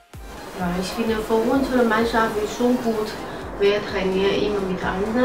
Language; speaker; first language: German; non-native, learner; Chinese